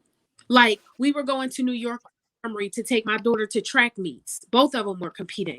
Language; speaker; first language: English; native; English